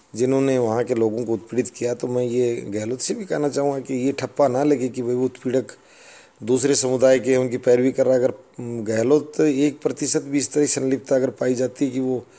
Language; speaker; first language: Hindi; native; Hindi